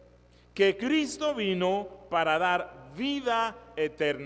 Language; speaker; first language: Spanish; native; Spanish